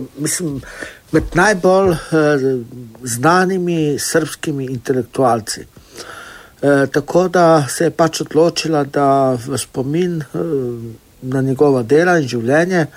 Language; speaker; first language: Slovenian; non-native, local second language; Romany